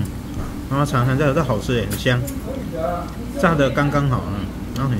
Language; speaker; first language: Chinese; native; Chinese